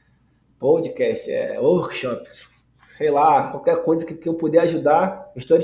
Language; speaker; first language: Portuguese; native; Portuguese